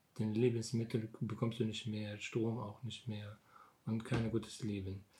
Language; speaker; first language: German; non-native, learner; Arabic